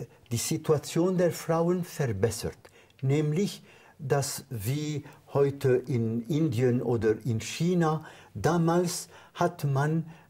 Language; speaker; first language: German; non-native, fluent; Arabic